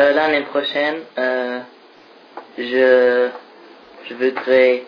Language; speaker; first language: French; non-native, learner; English